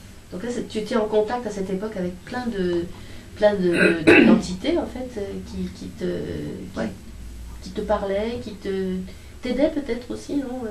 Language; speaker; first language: French; native; French